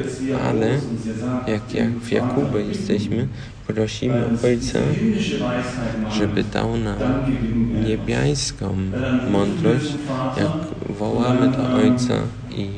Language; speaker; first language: Polish; early bilingual, heritage; Polish